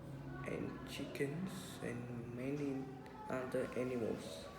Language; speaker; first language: English; non-native, learner; Vietnamese